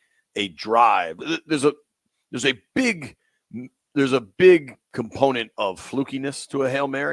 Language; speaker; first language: English; native; English